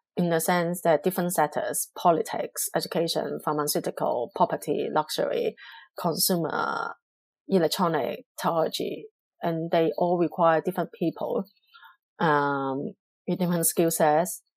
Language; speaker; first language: English; non-native, local second language; Cantonese